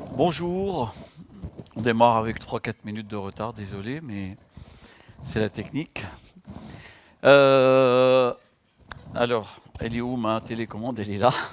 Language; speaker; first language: French; non-native, local second language; Arabic